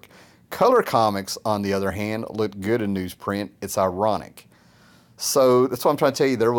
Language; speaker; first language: English; native; English